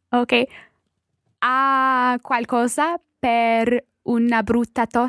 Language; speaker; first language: Italian; non-native, learner; English